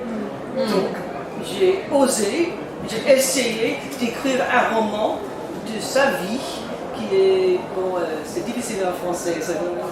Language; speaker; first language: French; non-native, learner; English